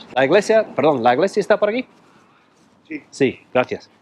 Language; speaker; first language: Spanish; non-native, fluent; English